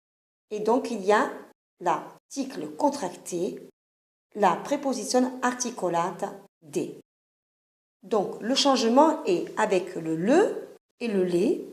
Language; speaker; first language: French; non-native, fluent; Italian